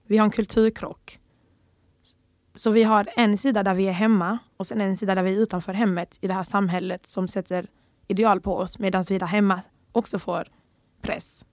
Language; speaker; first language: Swedish; early bilingual, other home language; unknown